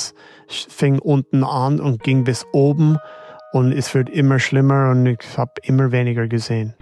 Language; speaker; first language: German; non-native, fluent; English